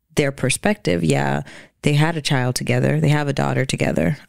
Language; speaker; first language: English; native; English